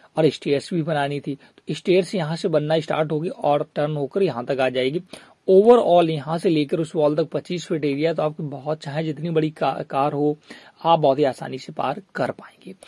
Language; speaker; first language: Hindi; native; Hindi